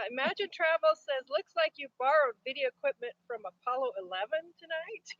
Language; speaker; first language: English; native; English